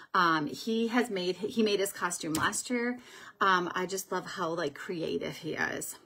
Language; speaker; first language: English; native; English